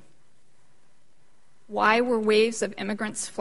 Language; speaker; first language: English; native; English